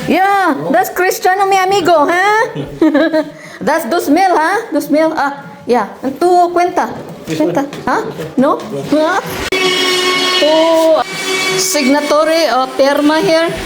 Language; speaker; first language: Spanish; non-native, learner; Filipino